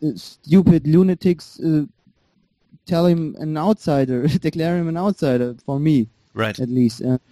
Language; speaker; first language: English; non-native, fluent; German